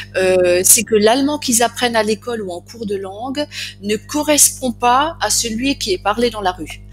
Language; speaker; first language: French; native; French